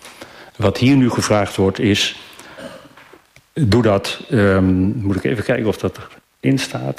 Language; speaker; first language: Dutch; native; Dutch